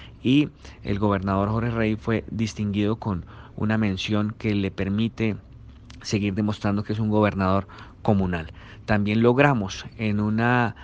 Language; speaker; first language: Spanish; native; Spanish